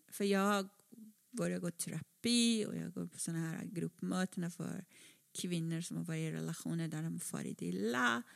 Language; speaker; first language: Swedish; non-native, fluent; Persian